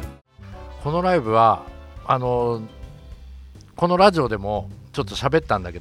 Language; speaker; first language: Japanese; native; Japanese